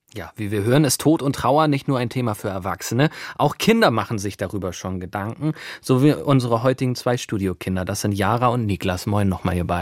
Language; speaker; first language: German; native; German